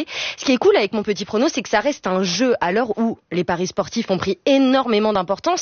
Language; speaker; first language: French; native; French